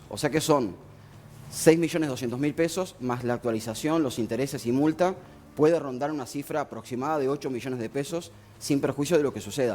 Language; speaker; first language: Spanish; native; Spanish